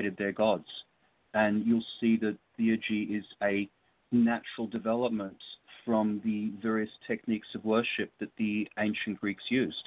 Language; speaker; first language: English; native; English